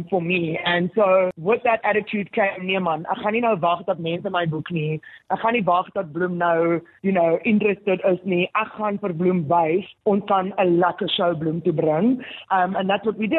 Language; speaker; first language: English; native; English